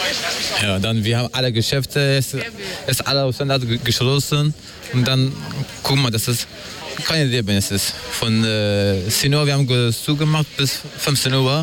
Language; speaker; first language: German; non-native, learner; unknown